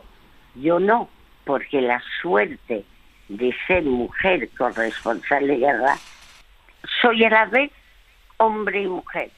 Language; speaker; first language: Spanish; early bilingual, other home language; French